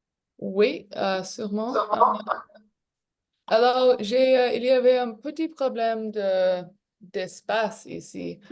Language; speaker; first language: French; non-native, local second language; English